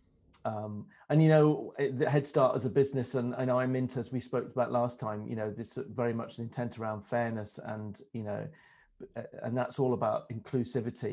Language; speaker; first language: English; native; English